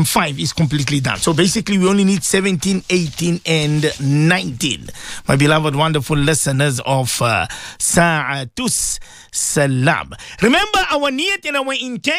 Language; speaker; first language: English; native; English